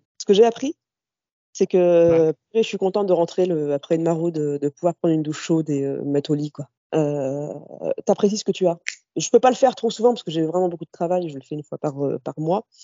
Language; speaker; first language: French; early bilingual, other home language; Kabyle